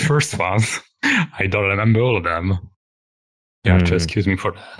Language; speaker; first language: English; non-native, fluent; Italian